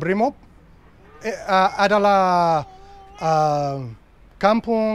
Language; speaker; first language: Indonesian; non-native, learner; English